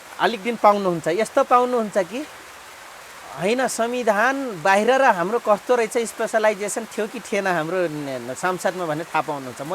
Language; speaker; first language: Nepali; non-native, local second language; Rana Tharu